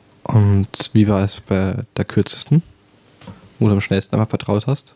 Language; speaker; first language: German; native; German